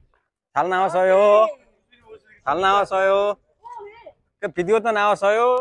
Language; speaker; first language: Korean; non-native, learner; Nepali